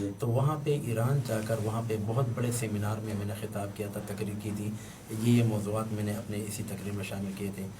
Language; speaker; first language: Urdu; non-native, local second language; Pashto